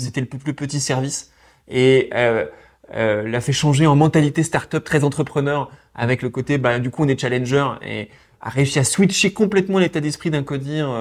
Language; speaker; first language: French; native; French